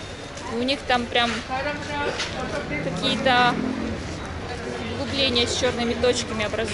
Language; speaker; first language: Russian; native; Russian